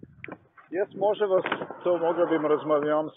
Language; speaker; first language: Polish; non-native, learner; Slovenian